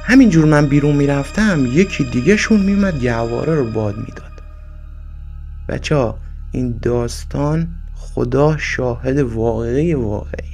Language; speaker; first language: Persian; native; Persian